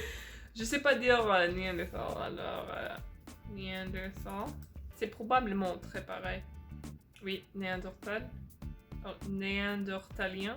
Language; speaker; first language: French; non-native, fluent; English